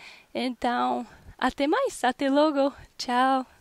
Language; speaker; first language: Portuguese; non-native, learner; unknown